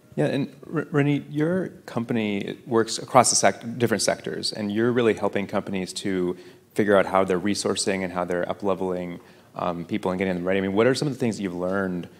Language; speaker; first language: English; native; English